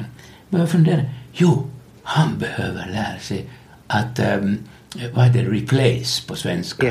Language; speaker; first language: Swedish; non-native, local second language; Finnish